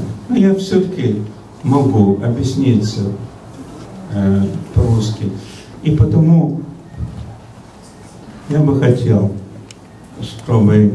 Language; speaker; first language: Russian; early bilingual, heritage; Russian